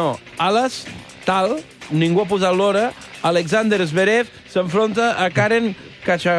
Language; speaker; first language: Catalan; native; Catalan